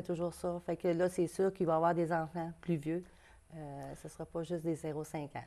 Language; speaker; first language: French; native; French